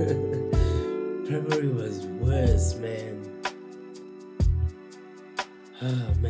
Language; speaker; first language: English; non-native, local second language; Southern Sotho